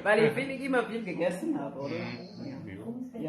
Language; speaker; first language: German; non-native, learner; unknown